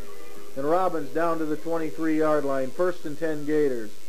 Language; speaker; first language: English; native; English